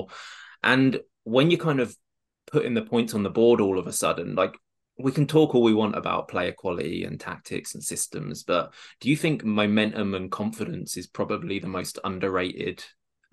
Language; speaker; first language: English; native; English